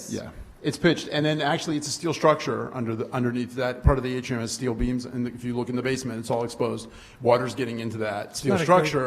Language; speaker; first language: English; native; English